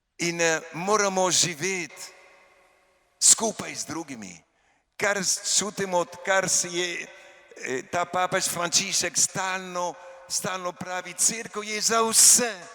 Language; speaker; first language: Slovenian; early bilingual, heritage; Slovenian